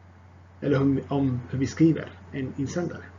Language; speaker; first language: Swedish; non-native, fluent; Tigrinya